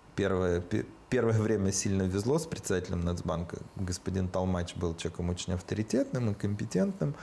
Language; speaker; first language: Russian; native; Russian